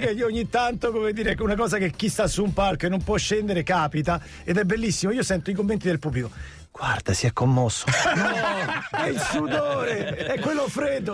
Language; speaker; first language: Italian; native; Italian